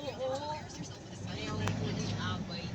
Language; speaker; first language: Filipino; non-native, local second language; Bikol